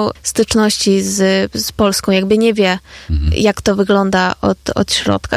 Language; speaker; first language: Polish; non-native, fluent; Ukrainian